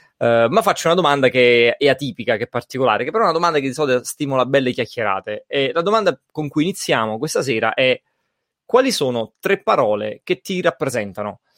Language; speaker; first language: Italian; native; Italian